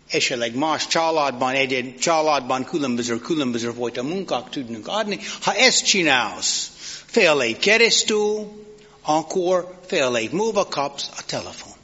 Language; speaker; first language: Hungarian; non-native, fluent; English